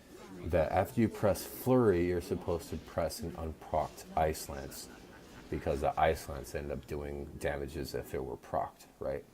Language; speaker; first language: English; native; English